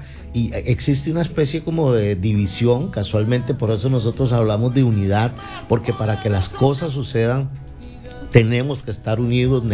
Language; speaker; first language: Spanish; native; Spanish